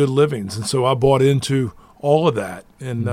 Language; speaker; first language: English; native; English